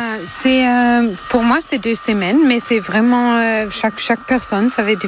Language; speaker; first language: French; non-native, fluent; German